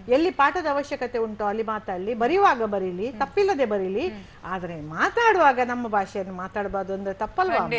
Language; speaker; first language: Kannada; non-native, local second language; Konkani